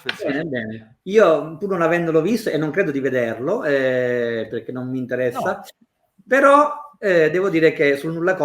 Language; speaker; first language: Italian; native; Italian